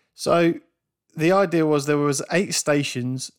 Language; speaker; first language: English; native; English